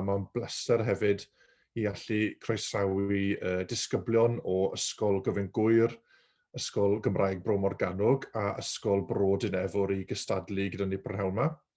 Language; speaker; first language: Welsh; native; Welsh